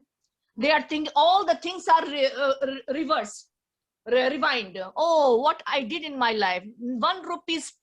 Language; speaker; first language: English; non-native, learner; Hindi